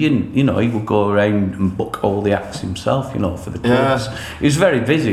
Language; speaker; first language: English; native; English